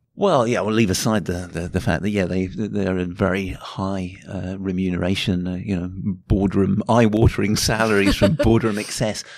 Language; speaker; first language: English; native; English